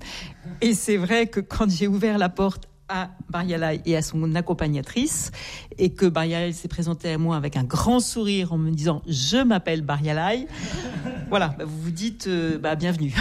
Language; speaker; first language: French; native; French